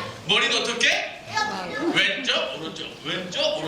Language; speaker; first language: Korean; native; Korean